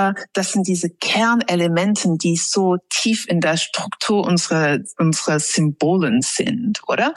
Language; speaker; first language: German; non-native, fluent; English